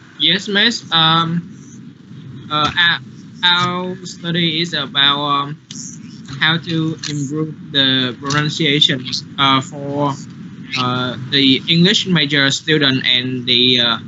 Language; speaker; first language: English; non-native, learner; Vietnamese